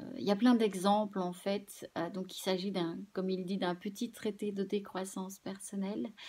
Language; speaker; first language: French; native; French